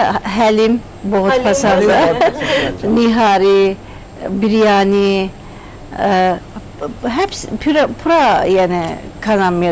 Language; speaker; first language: Hindi; non-native, learner; Turkish